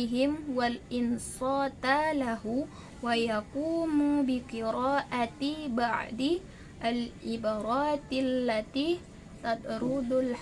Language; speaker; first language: Arabic; non-native, learner; Indonesian